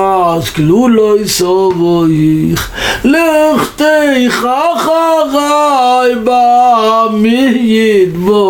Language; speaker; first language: Hebrew; non-native, local second language; Yiddish